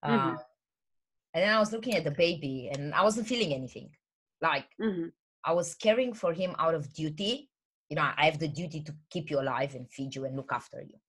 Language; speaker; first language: English; non-native, fluent; Romanian